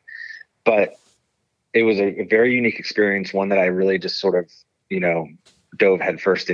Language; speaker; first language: English; native; English